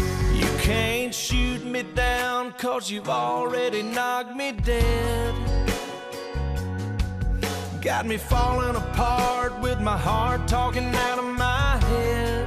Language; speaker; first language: Thai; native; Thai